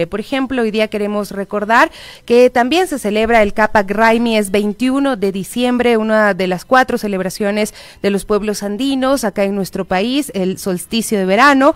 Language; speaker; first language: Spanish; native; Spanish